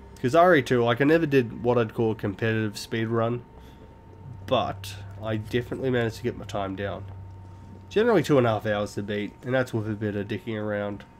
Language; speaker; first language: English; native; English